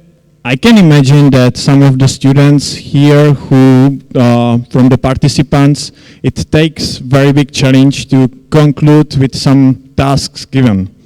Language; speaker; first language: English; non-native, fluent; Czech